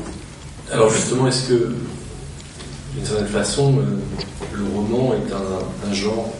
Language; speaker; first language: French; native; French